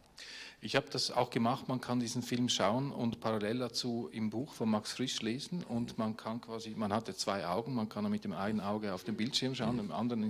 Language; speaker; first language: German; native; German